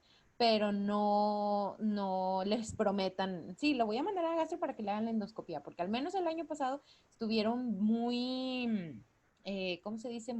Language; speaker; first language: Spanish; native; Spanish